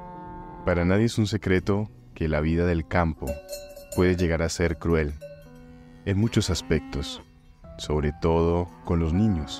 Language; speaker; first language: Spanish; native; Spanish